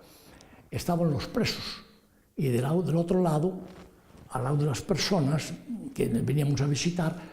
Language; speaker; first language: Spanish; non-native, local second language; Galician